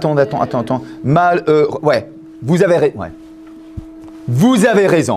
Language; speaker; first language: French; non-native, fluent; English